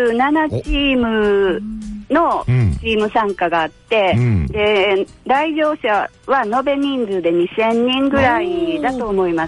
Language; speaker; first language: Japanese; native; Japanese